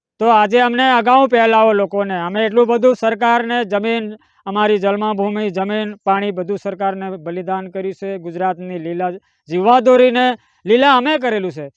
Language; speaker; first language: Gujarati; non-native, local second language; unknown